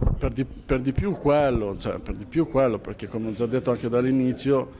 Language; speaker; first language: Italian; non-native, fluent; Albanian